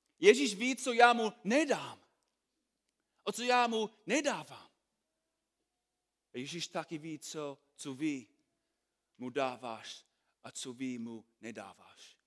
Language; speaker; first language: Czech; non-native, fluent; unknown